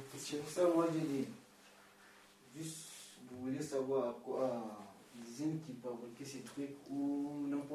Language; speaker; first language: French; non-native, learner; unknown